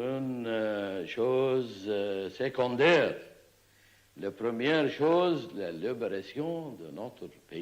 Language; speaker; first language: French; non-native, learner; Arabic